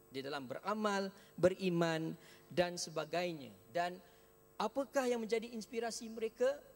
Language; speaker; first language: Malay; native; Malay